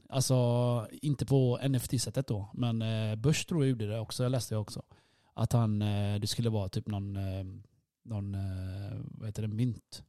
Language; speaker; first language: Swedish; early bilingual, other home language; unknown